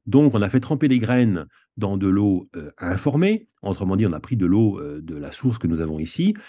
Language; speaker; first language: French; native; French